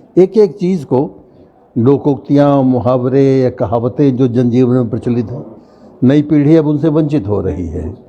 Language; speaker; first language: Hindi; native; Hindi